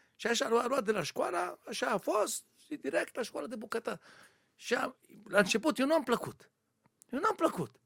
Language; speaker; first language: Romanian; non-native, learner; Hebrew